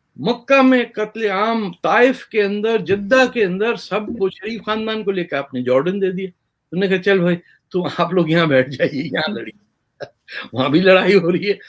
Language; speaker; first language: Urdu; native; Urdu